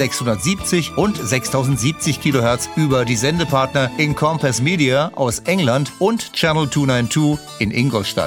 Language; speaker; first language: German; native; German